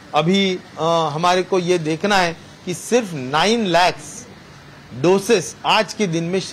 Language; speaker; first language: Hindi; non-native, local second language; Marathi